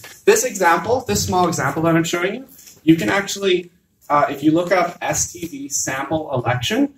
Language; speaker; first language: English; native; English